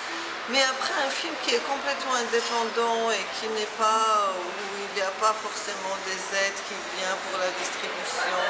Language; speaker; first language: French; non-native, fluent; Georgian